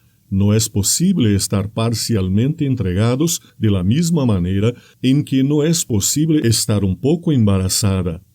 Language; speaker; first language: Spanish; non-native, fluent; Portuguese